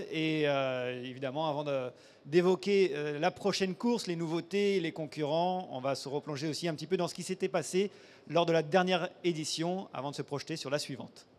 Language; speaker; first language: French; native; French